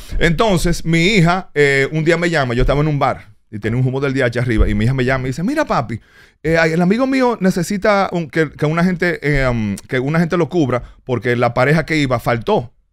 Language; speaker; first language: Spanish; early bilingual, heritage; Spanish